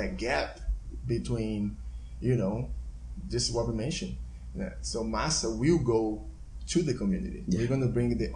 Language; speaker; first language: English; non-native, fluent; Portuguese